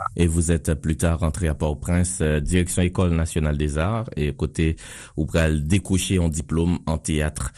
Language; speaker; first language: French; non-native, local second language; Haitian Creole